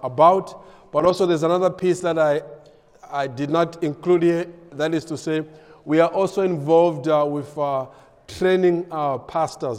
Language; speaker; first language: English; non-native, local second language; Nyanja